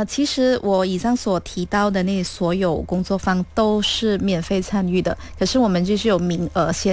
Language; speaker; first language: Chinese; native; Chinese